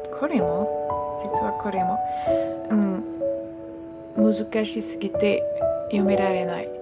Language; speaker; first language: Japanese; non-native, learner; French